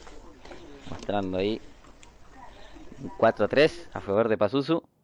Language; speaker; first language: Spanish; native; Spanish